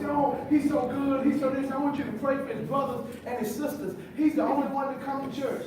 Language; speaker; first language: English; native; English